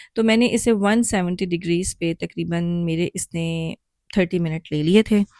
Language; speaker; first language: Urdu; native; Urdu